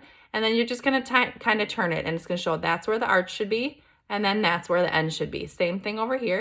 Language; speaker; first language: English; native; English